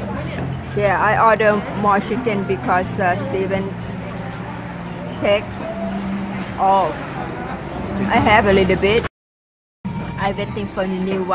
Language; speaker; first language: English; non-native, learner; Thai